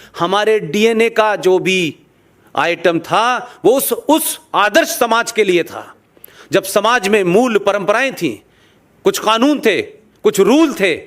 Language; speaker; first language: Hindi; native; Hindi